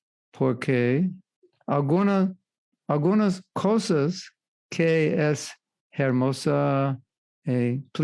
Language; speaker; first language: Spanish; non-native, learner; English